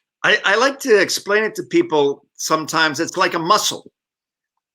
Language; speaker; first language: English; native; English